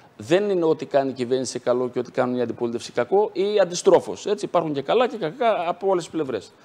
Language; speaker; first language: Greek; native; Greek